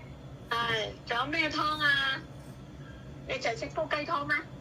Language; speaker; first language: Chinese; non-native, learner; Indonesian